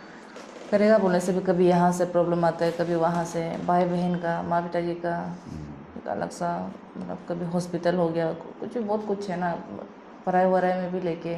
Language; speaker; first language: Hindi; non-native, local second language; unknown